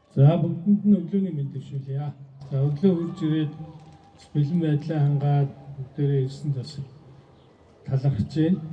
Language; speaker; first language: Mongolian; native; Mongolian